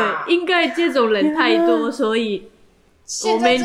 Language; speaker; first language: Chinese; non-native, learner; Japanese